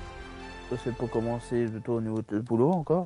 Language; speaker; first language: French; native; French